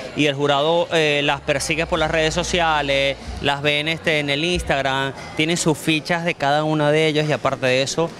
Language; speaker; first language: Spanish; native; Spanish